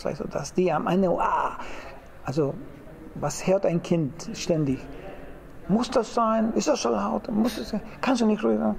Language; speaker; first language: German; non-native, fluent; Spanish